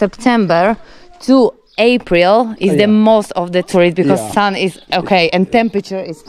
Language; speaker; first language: English; non-native, learner; Polish